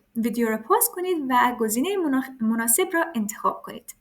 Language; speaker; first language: Persian; native; Persian